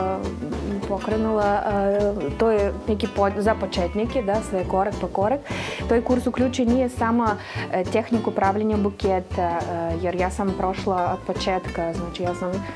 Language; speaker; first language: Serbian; non-native, fluent; Russian